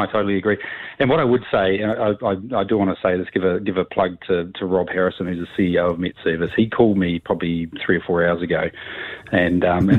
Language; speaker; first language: English; native; English